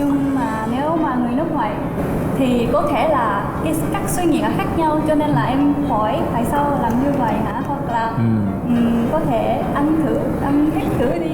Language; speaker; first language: Vietnamese; non-native, fluent; Japanese